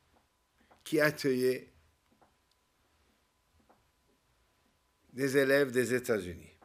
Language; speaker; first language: French; native; French